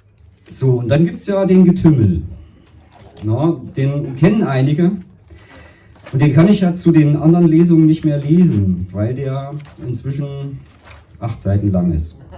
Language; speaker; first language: German; native; German